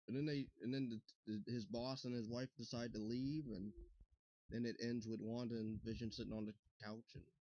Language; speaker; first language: English; native; English